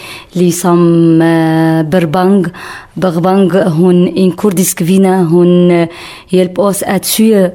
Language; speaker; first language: Danish; non-native, learner; Kurdish